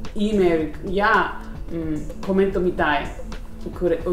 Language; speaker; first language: Japanese; non-native, learner; English